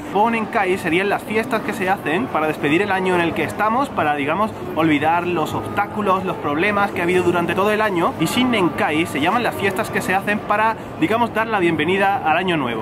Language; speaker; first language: Spanish; native; Spanish